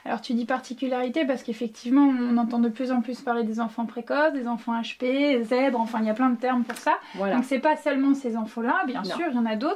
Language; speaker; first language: French; native; French